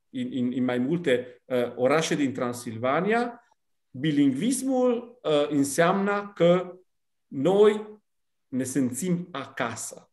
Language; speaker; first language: Romanian; non-native, fluent; Italian